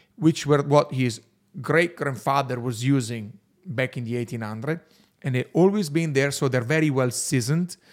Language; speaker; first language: English; non-native, fluent; Italian